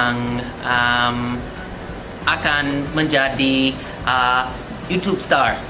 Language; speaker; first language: Indonesian; non-native, learner; English